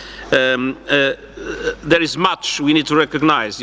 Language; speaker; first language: English; non-native, fluent; Portuguese